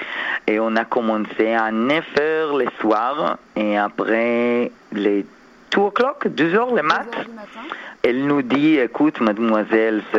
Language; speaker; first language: French; non-native, learner; Hebrew